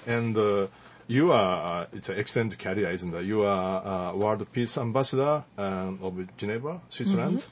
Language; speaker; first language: English; non-native, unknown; Japanese